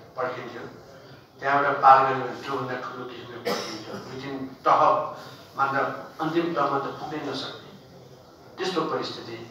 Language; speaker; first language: Nepali; non-native, local second language; Newari